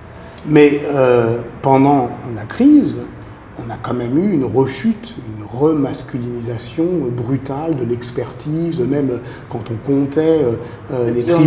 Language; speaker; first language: French; native; French